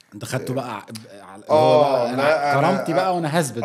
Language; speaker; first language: Arabic; native; Arabic